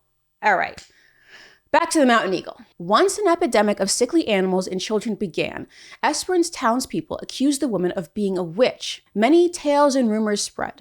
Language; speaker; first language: English; native; English